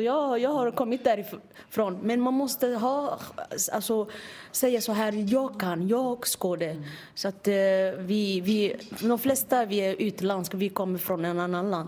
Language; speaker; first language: Swedish; non-native, fluent; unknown